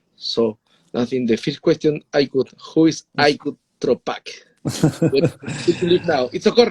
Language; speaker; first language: English; non-native, learner; Spanish